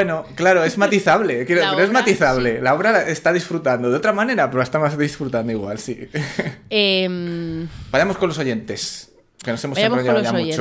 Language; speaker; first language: Spanish; native; Spanish